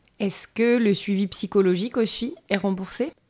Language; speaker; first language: French; native; French